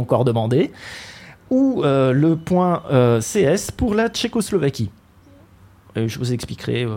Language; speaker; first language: French; native; French